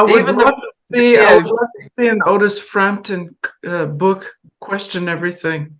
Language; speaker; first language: English; non-native, fluent; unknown